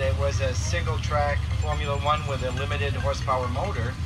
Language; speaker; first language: English; early bilingual, other home language; French